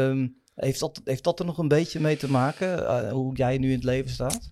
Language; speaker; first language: Dutch; native; Dutch